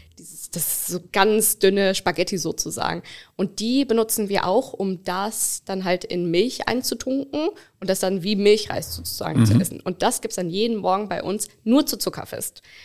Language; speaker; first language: German; early bilingual, other home language; Bangla